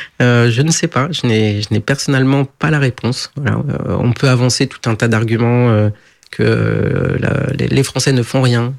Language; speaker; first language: French; early bilingual, other home language; Portuguese